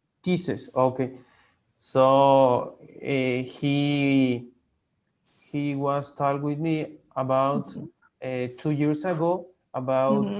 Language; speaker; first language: English; non-native, learner; Spanish